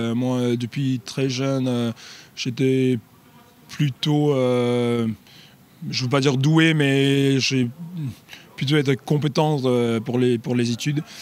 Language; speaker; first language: French; non-native, fluent; English